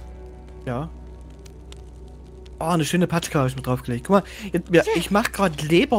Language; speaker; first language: German; native; German